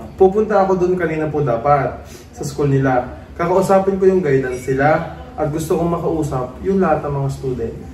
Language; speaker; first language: Filipino; native; Filipino